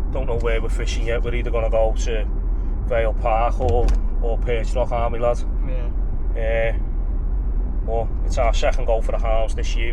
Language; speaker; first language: English; native; English